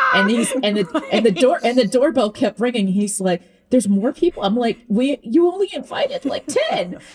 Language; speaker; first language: English; early bilingual, other home language; Akan